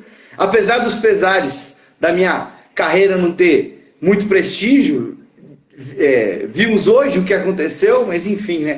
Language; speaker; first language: Portuguese; native; Portuguese